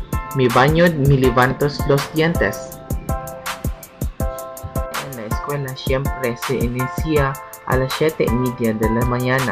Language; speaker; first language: Spanish; non-native, learner; Waray